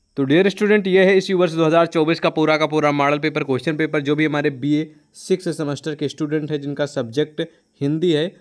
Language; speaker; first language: Hindi; native; Hindi